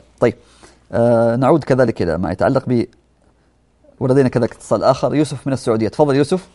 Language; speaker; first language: Arabic; native; Arabic